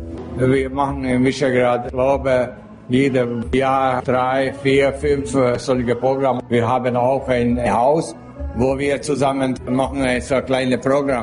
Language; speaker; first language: German; non-native, local second language; Hungarian